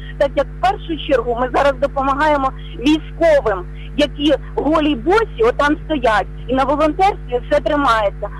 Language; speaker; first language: Ukrainian; native; Ukrainian